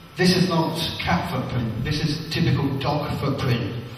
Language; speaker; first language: English; native; English